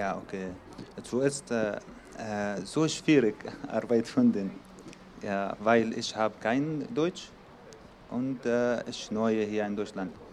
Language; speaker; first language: German; non-native, learner; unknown